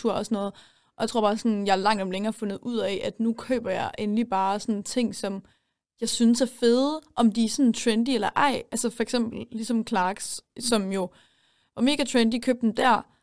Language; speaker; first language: Danish; native; Danish